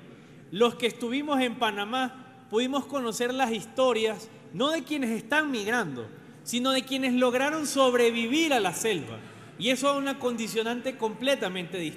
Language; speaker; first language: Spanish; native; Spanish